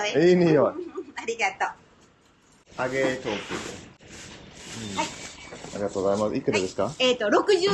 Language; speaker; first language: Japanese; non-native, learner; English